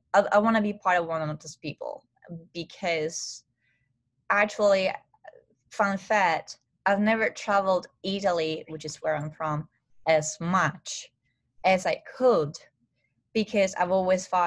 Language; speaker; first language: English; non-native, fluent; Italian